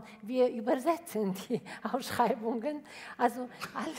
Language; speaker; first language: German; non-native, fluent; Bulgarian